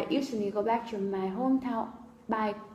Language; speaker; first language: English; non-native, learner; Vietnamese